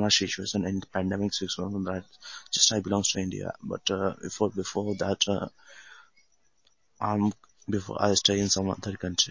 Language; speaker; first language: English; non-native, local second language; Hindi